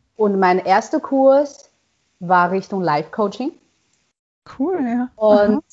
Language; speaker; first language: German; non-native, fluent; Chinese